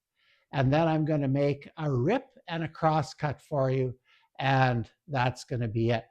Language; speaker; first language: English; native; English